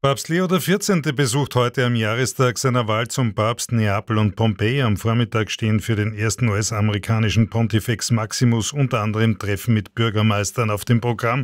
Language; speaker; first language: German; native; German